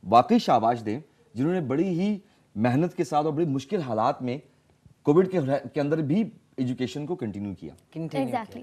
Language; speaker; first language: Urdu; native; Urdu